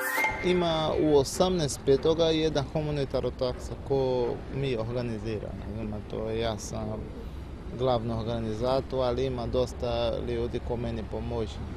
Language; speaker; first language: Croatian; non-native, learner; Portuguese